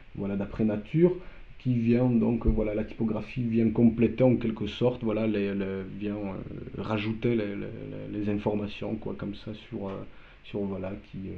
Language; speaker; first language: French; non-native, fluent; Polish